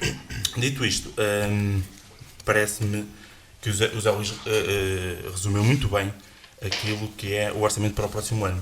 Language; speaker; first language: Portuguese; native; Portuguese